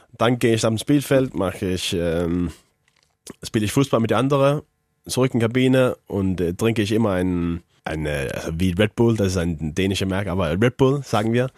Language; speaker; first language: German; non-native, learner; Faroese